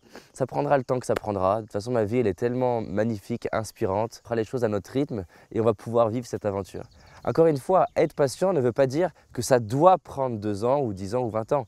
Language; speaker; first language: French; native; French